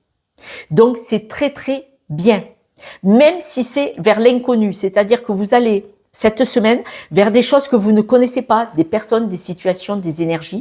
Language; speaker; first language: French; native; French